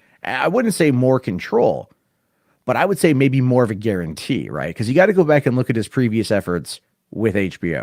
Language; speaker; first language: English; native; English